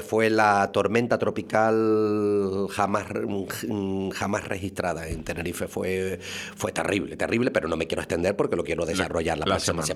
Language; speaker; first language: Spanish; native; Spanish